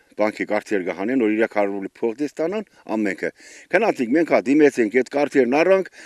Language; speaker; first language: Armenian; native; Armenian